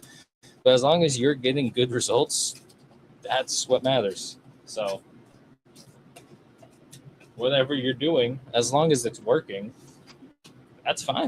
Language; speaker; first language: English; native; English